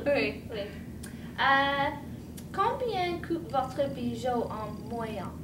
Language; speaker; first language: French; non-native, learner; English